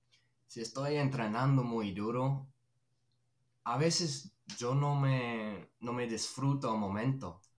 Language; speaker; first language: Spanish; non-native, fluent; English